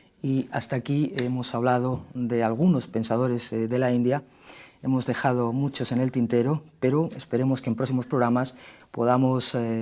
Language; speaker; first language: Spanish; native; Spanish